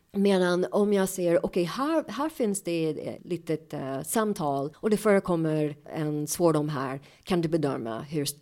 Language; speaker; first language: Swedish; non-native, fluent; English